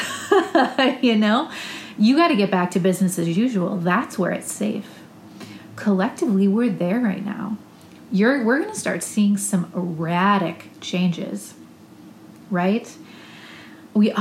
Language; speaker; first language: English; native; English